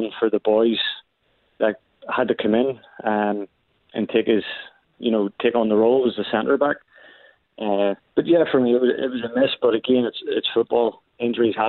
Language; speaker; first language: English; native; English